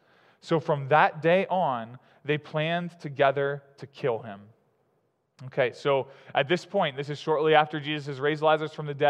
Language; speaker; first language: English; native; English